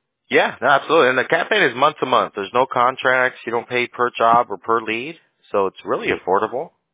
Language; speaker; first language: English; early bilingual, other home language; Spanish